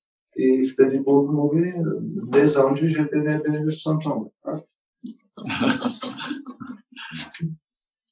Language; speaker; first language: Polish; non-native, learner; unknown